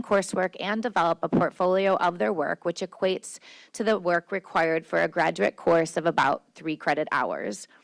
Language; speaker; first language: English; native; English